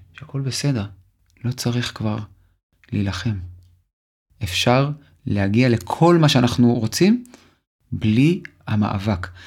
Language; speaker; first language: Hebrew; native; Hebrew